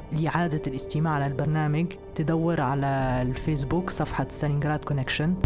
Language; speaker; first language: Arabic; native; Arabic